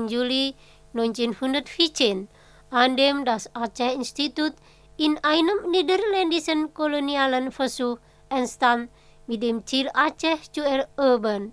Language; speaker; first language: German; non-native, fluent; Indonesian